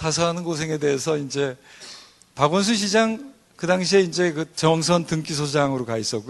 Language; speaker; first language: Korean; native; Korean